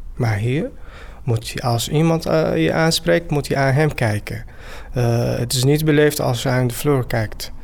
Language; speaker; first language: Dutch; non-native, learner; Arabic